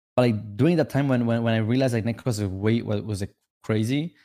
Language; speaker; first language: English; non-native, fluent; Vietnamese